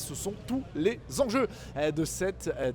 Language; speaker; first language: French; native; French